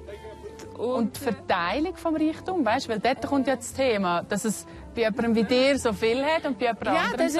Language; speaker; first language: German; native; German